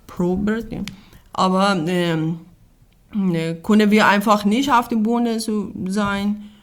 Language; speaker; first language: German; non-native, learner; Persian